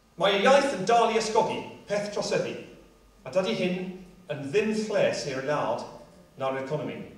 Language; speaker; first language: Welsh; non-native, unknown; English